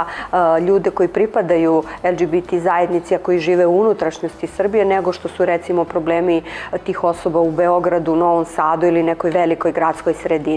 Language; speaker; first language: Serbian; native; Serbian